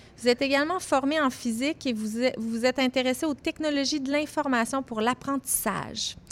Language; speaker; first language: French; native; French